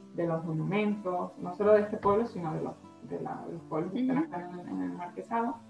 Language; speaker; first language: Spanish; native; Spanish